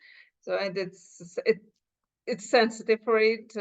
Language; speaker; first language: English; non-native, fluent; Ukrainian